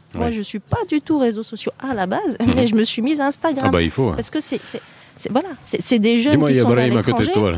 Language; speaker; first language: French; native; French